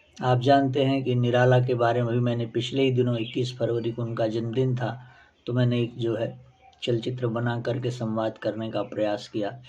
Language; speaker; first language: Hindi; native; Hindi